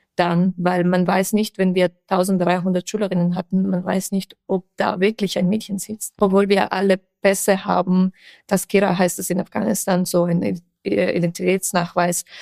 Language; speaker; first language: German; non-native, fluent; Persian